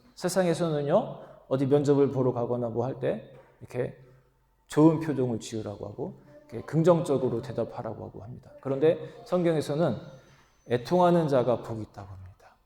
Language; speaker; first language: Korean; native; Korean